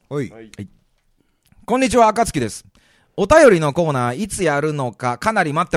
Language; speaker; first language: Japanese; native; Japanese